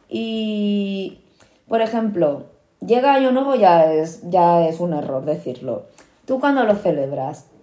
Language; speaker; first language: Spanish; early bilingual, other home language; Korean